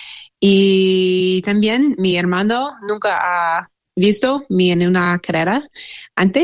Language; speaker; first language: Spanish; non-native, learner; English